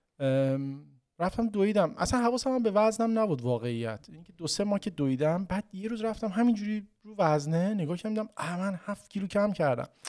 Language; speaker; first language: Persian; native; Persian